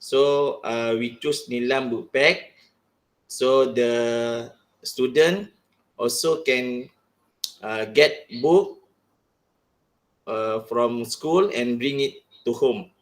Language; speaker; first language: English; non-native, local second language; Malay